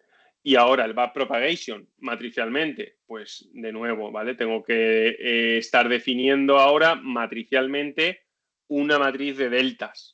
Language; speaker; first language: Spanish; native; Spanish